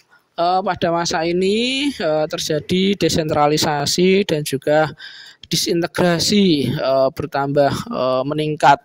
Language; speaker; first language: Indonesian; native; Indonesian